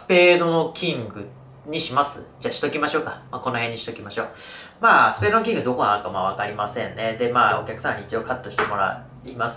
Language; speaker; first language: Japanese; native; Japanese